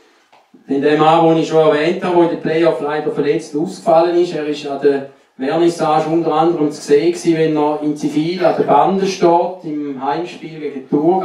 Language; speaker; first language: German; native; German